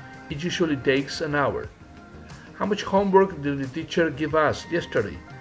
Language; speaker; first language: English; non-native, fluent; Spanish